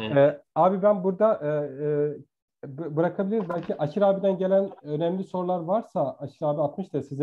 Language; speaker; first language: Turkish; native; Turkish